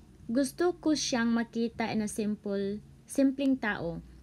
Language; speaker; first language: Filipino; non-native, local second language; Cebuano